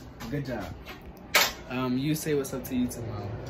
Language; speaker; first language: English; non-native, local second language; Spanish